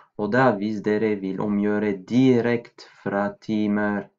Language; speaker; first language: Norwegian; non-native, fluent; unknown